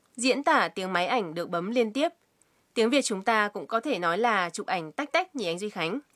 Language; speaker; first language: Vietnamese; native; Vietnamese